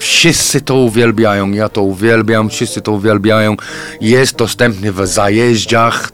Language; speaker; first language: Polish; non-native, fluent; English